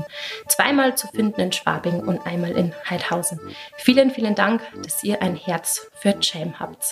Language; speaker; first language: German; native; German